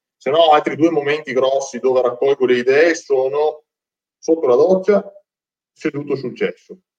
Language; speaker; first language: Italian; native; Italian